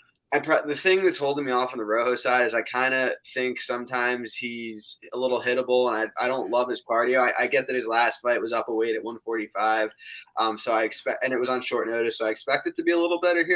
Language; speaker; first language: English; native; English